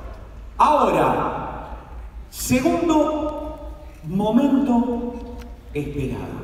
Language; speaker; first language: Spanish; native; Spanish